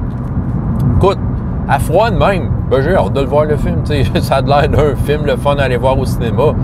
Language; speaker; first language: French; native; French